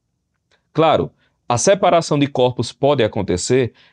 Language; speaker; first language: Portuguese; native; Portuguese